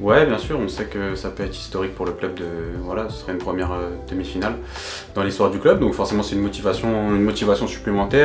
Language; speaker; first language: French; native; French